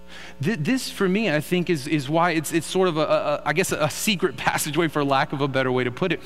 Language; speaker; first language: English; native; English